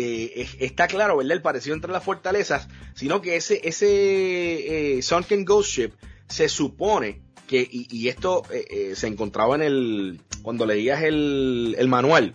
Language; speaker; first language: Spanish; native; Spanish